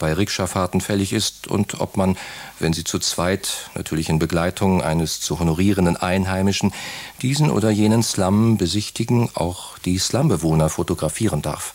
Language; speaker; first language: German; native; German